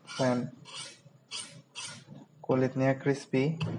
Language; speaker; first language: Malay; non-native, local second language; Bangla